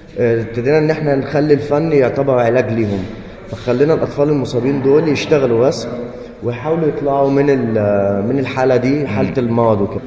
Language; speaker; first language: Egyptian Arabic; native; Egyptian Arabic